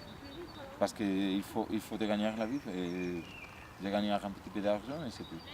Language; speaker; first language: French; non-native, learner; Spanish